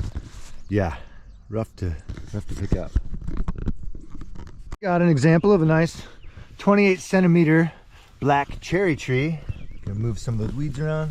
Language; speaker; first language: English; native; English